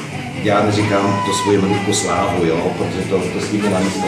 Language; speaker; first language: Czech; non-native, fluent; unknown